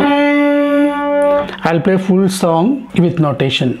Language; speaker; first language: English; non-native, local second language; Telugu